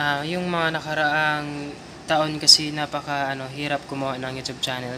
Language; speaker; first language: Filipino; non-native, local second language; Cebuano